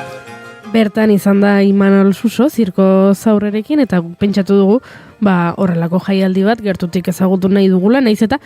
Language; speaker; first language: Basque; native; Basque